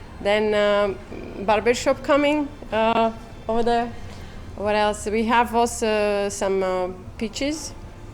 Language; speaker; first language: English; non-native, fluent; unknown